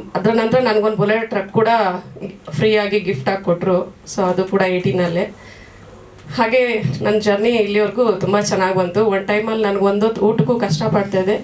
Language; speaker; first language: Kannada; native; Kannada